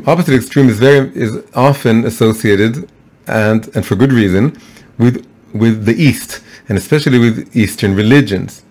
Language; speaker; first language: English; non-native, fluent; Hebrew